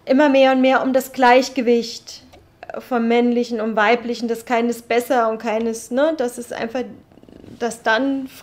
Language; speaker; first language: German; native; German